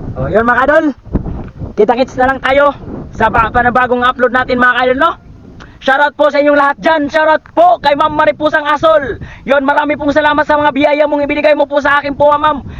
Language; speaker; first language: Filipino; non-native, local second language; Cebuano